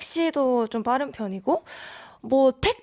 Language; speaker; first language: Korean; native; Korean